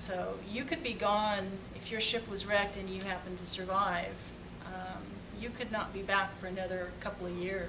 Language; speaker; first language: English; native; English